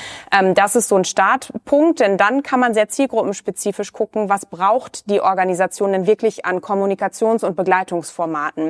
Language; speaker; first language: German; native; German